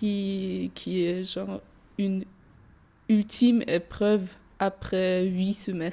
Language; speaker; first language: French; non-native, fluent; German